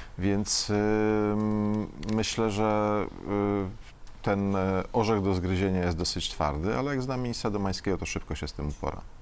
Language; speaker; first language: Polish; native; Polish